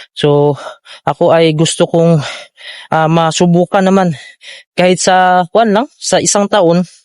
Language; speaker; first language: Filipino; native; Filipino